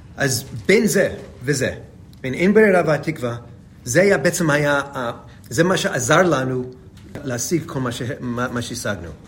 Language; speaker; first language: Hebrew; non-native, fluent; English